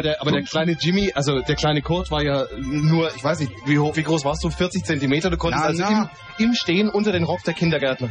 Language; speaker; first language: German; native; German